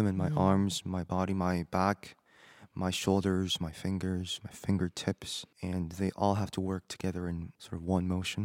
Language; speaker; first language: English; non-native, fluent; Korean